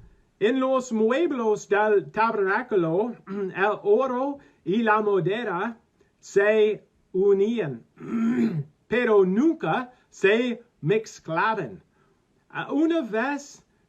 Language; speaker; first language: Spanish; non-native, learner; English